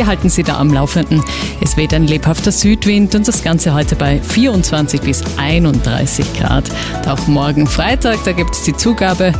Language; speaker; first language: German; native; German